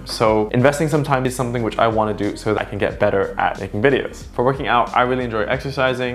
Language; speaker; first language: English; native; English